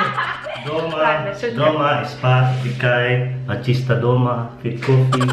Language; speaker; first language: Russian; non-native, learner; Filipino